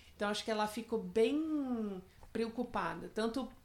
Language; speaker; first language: Portuguese; non-native, fluent; French